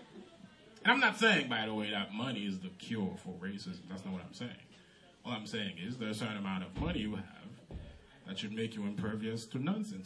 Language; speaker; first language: English; non-native, fluent; Haitian Creole